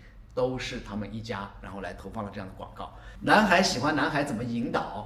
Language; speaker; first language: Chinese; native; Chinese